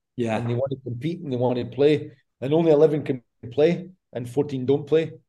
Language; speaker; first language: English; native; English